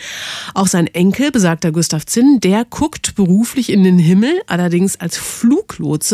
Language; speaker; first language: German; native; German